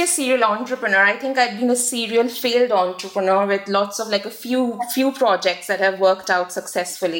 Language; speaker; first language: English; native; English